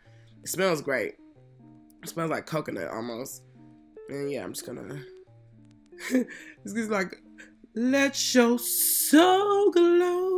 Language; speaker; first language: English; native; English